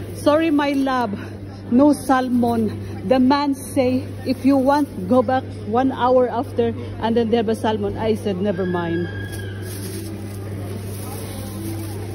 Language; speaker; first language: English; non-native, learner; Cebuano